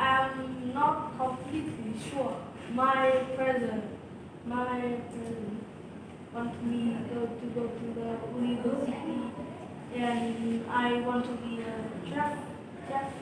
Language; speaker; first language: English; non-native, learner; Vietnamese